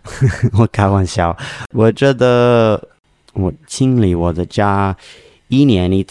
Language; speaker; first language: Chinese; non-native, learner; English